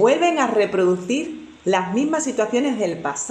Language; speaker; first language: Spanish; native; Spanish